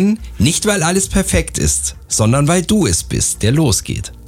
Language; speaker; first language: German; native; German